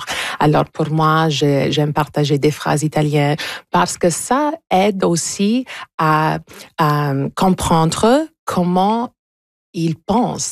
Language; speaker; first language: French; non-native, fluent; English